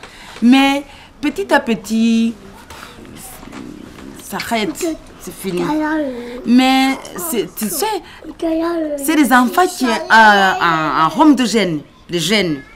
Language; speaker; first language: French; non-native, learner; Kinyarwanda